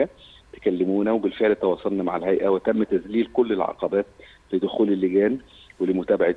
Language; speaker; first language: Arabic; native; Arabic